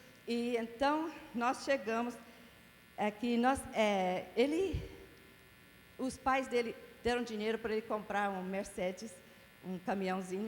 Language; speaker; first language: Portuguese; non-native, fluent; English